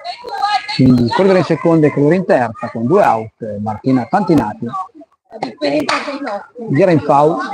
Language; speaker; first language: Italian; native; Italian